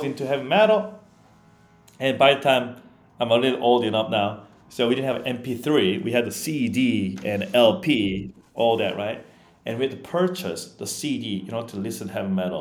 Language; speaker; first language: English; non-native, fluent; Korean